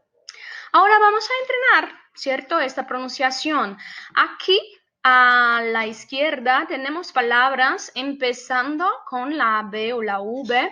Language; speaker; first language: Spanish; non-native, fluent; Portuguese